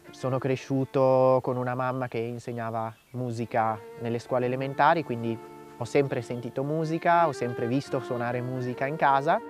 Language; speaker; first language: Italian; native; Italian